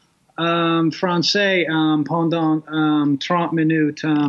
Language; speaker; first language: French; non-native, learner; English